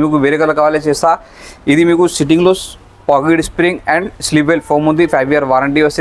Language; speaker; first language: Telugu; non-native, local second language; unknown